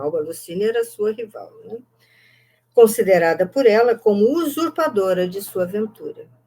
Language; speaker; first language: Portuguese; native; Portuguese